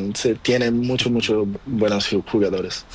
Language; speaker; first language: Spanish; non-native, learner; Portuguese